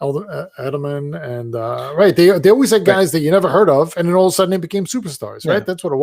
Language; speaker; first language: English; native; English